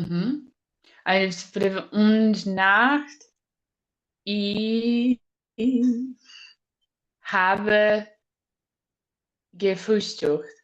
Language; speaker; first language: German; non-native, learner; Portuguese